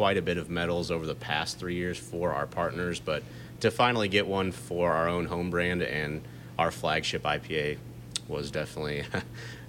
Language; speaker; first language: English; native; English